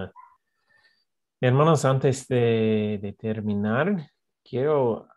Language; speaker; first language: Spanish; non-native, fluent; English